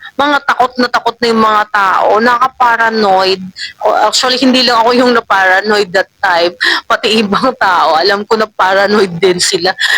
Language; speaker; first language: Filipino; non-native, local second language; Waray